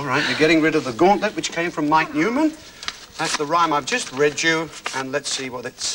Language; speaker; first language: English; native; English